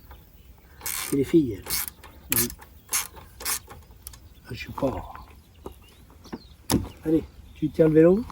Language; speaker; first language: French; native; French